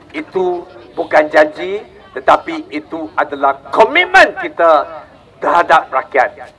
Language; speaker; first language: Malay; non-native, local second language; Chinese